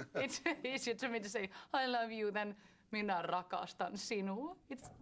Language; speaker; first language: English; non-native, fluent; Finnish